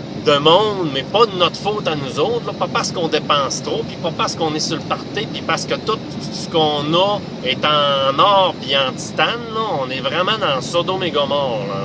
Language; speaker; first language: French; native; French